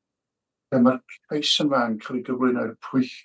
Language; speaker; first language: Welsh; native; Welsh